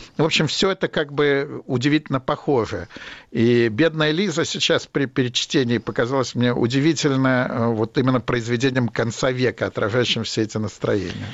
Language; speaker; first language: Russian; native; Russian